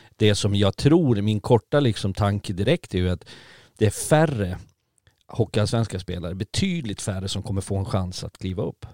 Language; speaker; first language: Swedish; native; Swedish